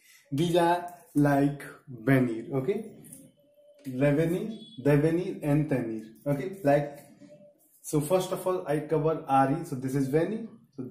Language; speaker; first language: English; non-native, local second language; Hindi